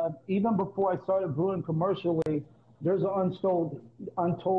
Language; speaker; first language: English; native; English